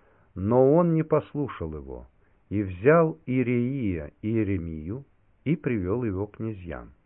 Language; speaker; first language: Russian; native; Russian